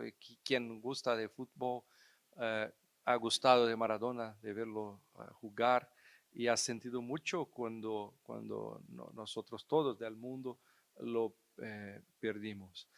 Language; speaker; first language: Spanish; non-native, fluent; Portuguese